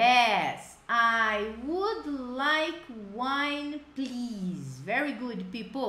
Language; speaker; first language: English; non-native, fluent; Portuguese